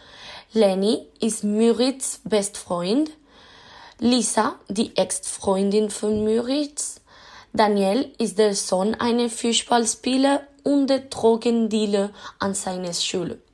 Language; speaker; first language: German; non-native, learner; Spanish